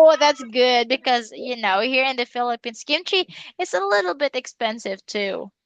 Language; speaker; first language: English; non-native, local second language; Filipino